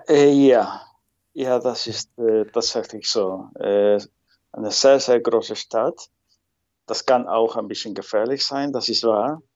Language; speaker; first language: German; non-native, learner; Spanish